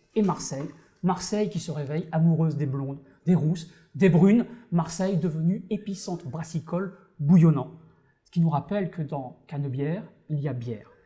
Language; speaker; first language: French; native; French